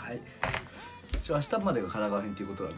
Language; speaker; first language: Japanese; native; Japanese